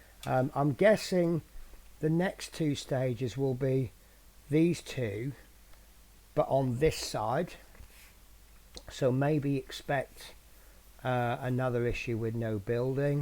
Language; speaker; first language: English; native; English